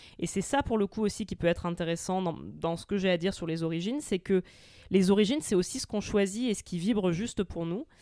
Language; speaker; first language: French; native; French